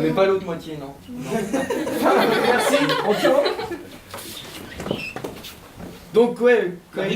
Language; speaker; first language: French; native; French